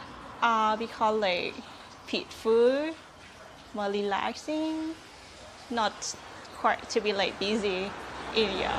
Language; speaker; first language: English; non-native, learner; Thai